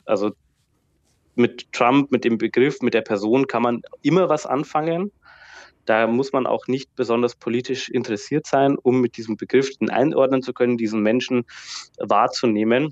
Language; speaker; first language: German; native; German